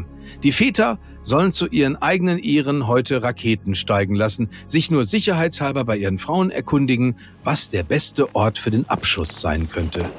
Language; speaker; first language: German; native; German